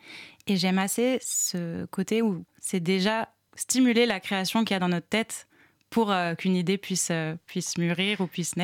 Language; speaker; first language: French; native; French